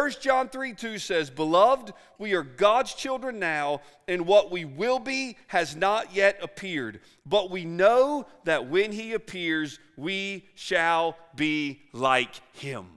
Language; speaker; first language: English; native; English